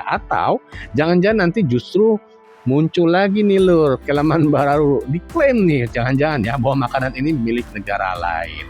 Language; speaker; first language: Indonesian; native; Indonesian